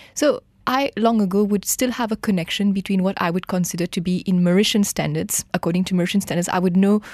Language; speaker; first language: English; non-native, fluent; Morisyen